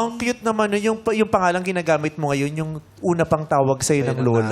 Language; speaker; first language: Filipino; native; Filipino